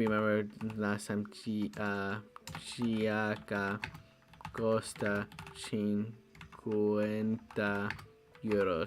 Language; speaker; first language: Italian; non-native, learner; English